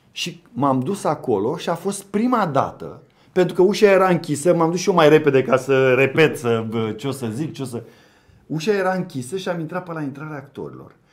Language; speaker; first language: Romanian; native; Romanian